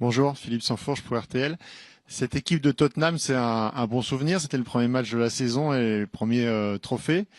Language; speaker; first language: French; native; French